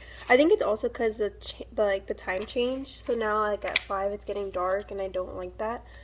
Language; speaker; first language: English; native; English